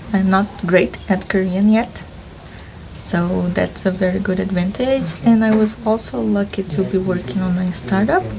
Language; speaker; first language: English; non-native, fluent; Portuguese